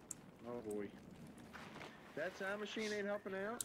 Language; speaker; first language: English; native; English